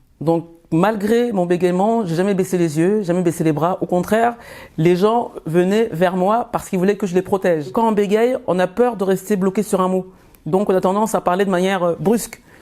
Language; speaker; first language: French; early bilingual, other home language; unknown